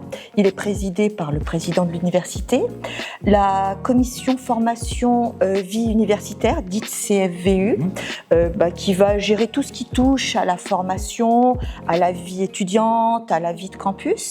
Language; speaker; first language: French; native; French